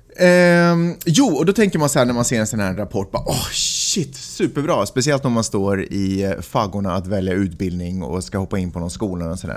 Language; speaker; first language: Swedish; native; Swedish